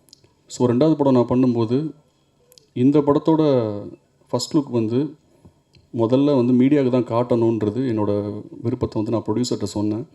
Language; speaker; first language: Tamil; native; Tamil